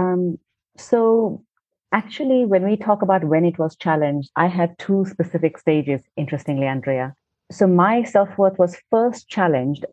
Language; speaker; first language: English; non-native, local second language; Gujarati